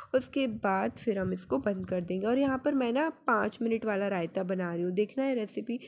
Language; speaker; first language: Hindi; native; Hindi